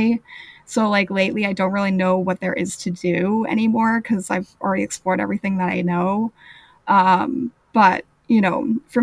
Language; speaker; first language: English; native; English